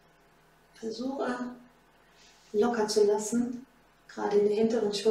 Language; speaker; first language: German; native; German